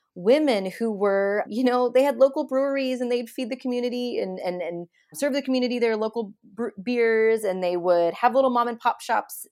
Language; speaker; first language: English; early bilingual, other home language; Hindi